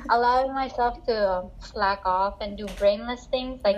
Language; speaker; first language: English; non-native, local second language; Filipino